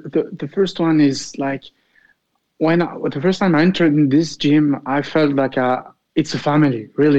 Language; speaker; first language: English; non-native, fluent; Arabic